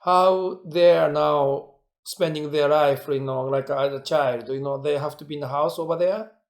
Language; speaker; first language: English; non-native, fluent; Japanese